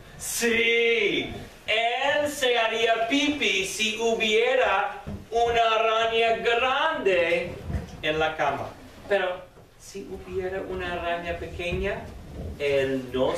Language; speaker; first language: Spanish; non-native, fluent; English